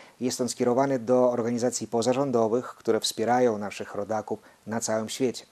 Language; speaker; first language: Polish; early bilingual, heritage; Polish